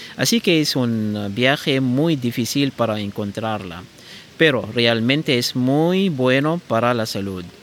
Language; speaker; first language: Spanish; non-native, learner; Arabic